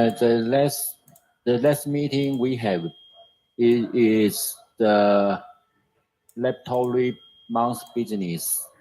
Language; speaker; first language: English; non-native, learner; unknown